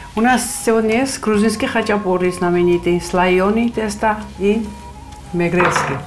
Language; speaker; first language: Russian; non-native, local second language; Georgian